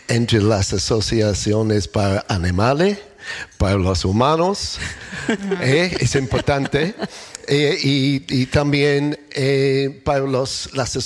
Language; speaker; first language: Spanish; non-native, learner; English